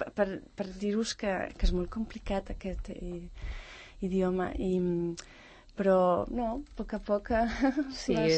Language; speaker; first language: Catalan; non-native, local second language; French